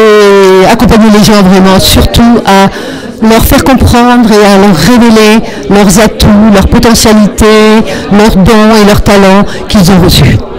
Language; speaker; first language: French; native; French